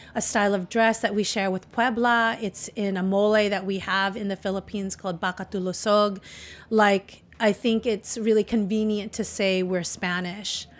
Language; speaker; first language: English; native; English